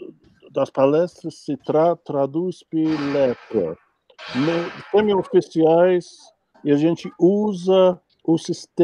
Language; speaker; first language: Portuguese; non-native, fluent; English